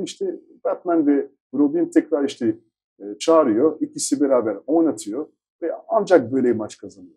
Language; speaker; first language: Turkish; non-native, fluent; French